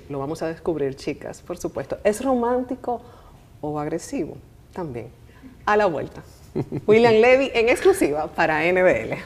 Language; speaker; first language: Spanish; native; Spanish